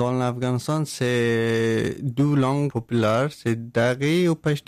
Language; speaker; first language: French; non-native, learner; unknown